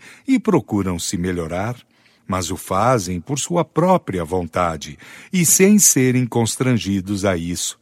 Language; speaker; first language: Portuguese; native; Portuguese